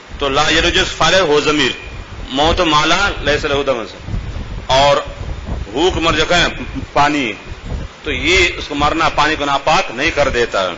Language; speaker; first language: Urdu; non-native, local second language; Baluchi